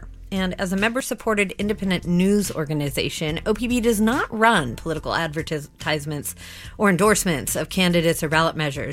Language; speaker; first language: English; native; English